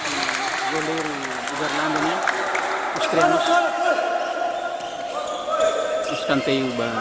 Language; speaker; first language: Portuguese; non-native, local second language; Tetum